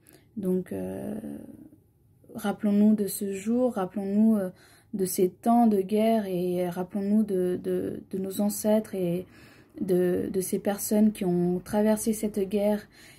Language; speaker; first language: French; early bilingual, other home language; Tamil